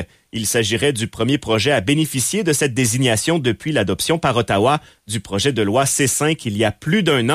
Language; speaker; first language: French; native; French